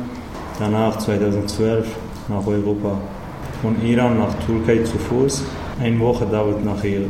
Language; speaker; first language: German; non-native, learner; Persian